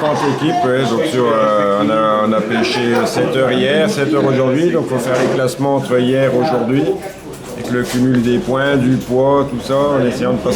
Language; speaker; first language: French; native; French